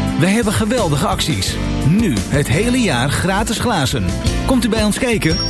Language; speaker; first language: Dutch; native; Dutch